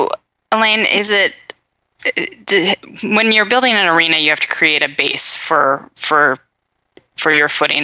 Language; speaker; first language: English; native; English